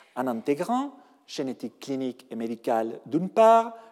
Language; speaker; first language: French; non-native, fluent; Spanish